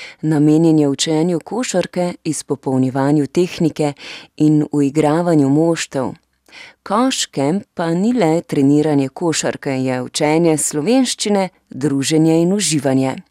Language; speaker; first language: Slovenian; native; Slovenian